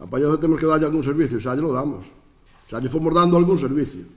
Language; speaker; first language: Spanish; non-native, local second language; Galician